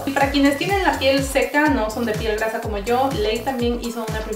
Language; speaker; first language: Spanish; early bilingual, heritage; Spanish